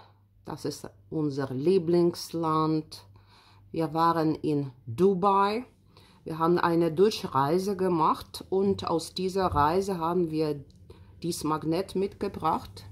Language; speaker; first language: German; non-native, fluent; Russian